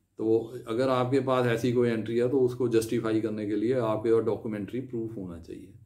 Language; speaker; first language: Hindi; non-native, local second language; Punjabi